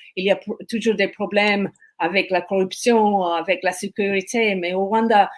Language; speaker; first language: French; non-native, fluent; English